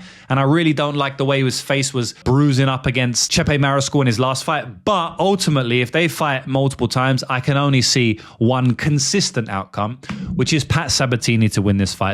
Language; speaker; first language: English; native; English